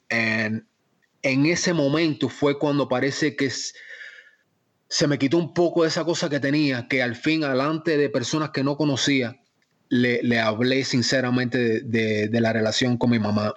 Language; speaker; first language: Spanish; early bilingual, heritage; Spanish